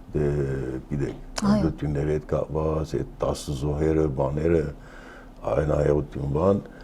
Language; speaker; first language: Armenian; early bilingual, heritage; Armenian